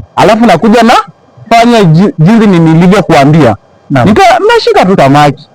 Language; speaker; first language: Swahili; non-native, local second language; Luyia